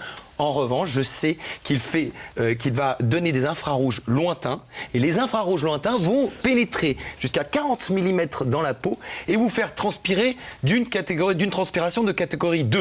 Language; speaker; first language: French; native; French